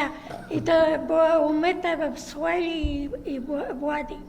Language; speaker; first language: Polish; early bilingual, heritage; Polish